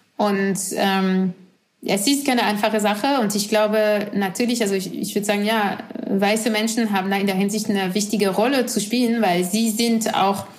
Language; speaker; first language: German; non-native, fluent; French